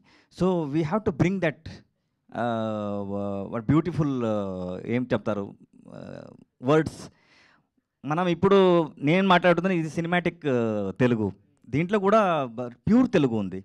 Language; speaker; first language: Telugu; non-native, learner; Kannada